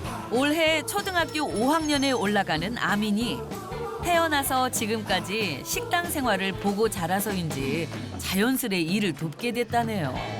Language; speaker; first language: Korean; native; Korean